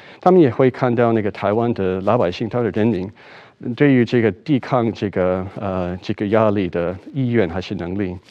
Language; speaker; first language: Chinese; non-native, fluent; English